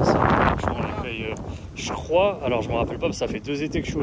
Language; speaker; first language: French; native; French